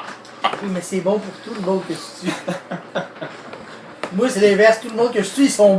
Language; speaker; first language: French; native; French